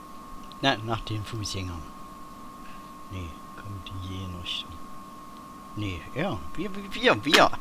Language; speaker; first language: German; native; German